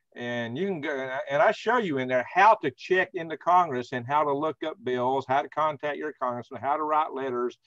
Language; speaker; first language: English; native; English